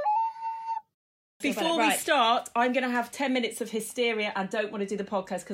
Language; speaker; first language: English; native; English